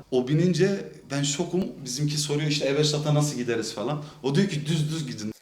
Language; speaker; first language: Turkish; early bilingual, heritage; Turkish